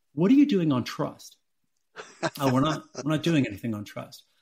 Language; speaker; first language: English; native; English